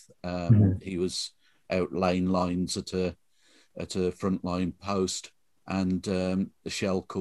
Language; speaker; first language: English; native; English